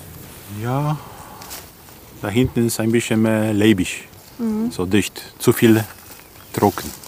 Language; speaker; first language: German; non-native, learner; Polish